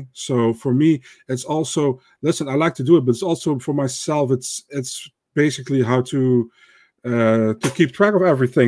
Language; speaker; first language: English; non-native, fluent; Dutch